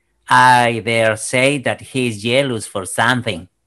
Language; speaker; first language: English; non-native, fluent; Spanish